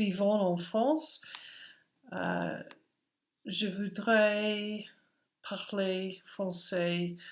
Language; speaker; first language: French; non-native, learner; English